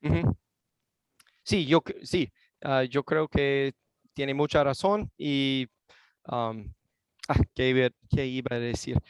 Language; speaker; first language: Spanish; non-native, fluent; English